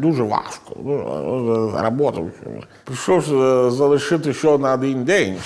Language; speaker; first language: Ukrainian; non-native, learner; Italian